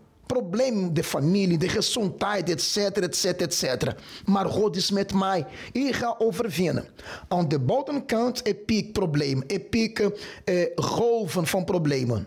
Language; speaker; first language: Dutch; non-native, fluent; Portuguese